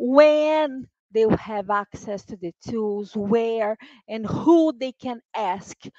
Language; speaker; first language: English; non-native, fluent; Portuguese